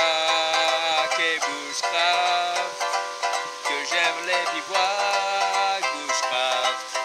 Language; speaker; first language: French; native; French